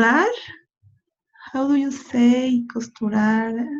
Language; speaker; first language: English; non-native, learner; Spanish